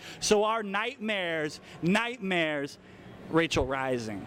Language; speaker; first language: English; native; English